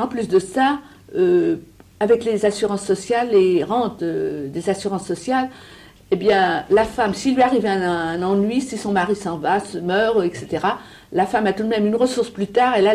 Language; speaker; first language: French; native; French